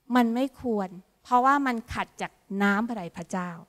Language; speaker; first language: Thai; native; Thai